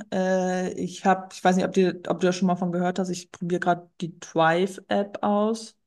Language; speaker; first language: German; native; German